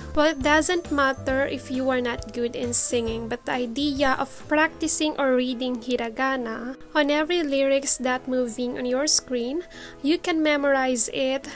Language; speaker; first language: English; non-native, local second language; Filipino